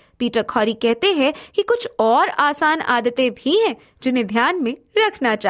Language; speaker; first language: Hindi; native; Hindi